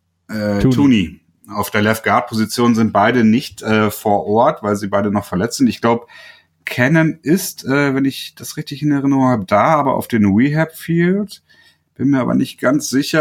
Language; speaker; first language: German; native; German